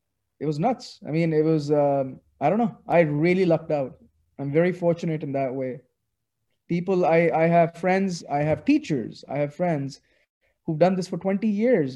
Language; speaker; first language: English; non-native, local second language; Urdu